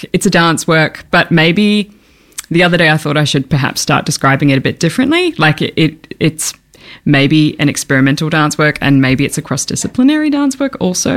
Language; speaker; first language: English; native; English